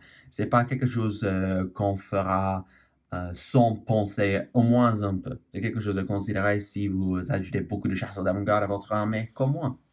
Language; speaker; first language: French; non-native, learner; English